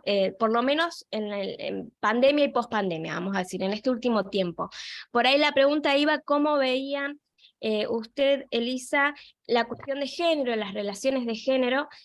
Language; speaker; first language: Spanish; native; Spanish